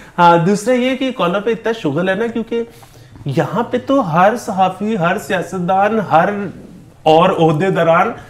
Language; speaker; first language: Urdu; native; Urdu